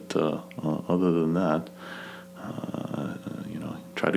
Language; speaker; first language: English; non-native, fluent; Kazakh